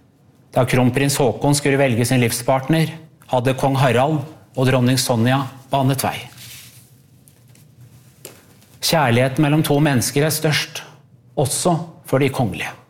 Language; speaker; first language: Norwegian; native; Norwegian